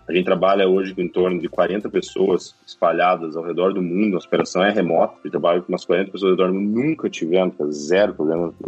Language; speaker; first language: Portuguese; native; Portuguese